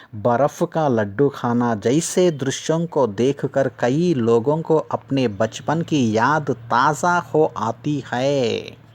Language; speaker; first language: Hindi; non-native, local second language; Telugu